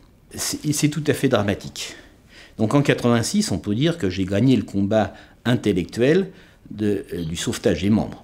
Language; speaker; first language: French; native; French